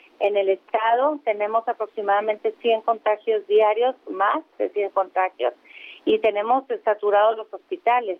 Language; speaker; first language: Spanish; native; Spanish